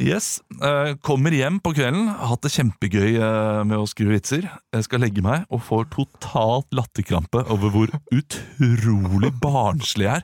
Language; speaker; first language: Norwegian; native; Norwegian